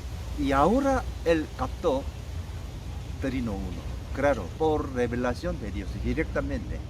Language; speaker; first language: Spanish; non-native, learner; Korean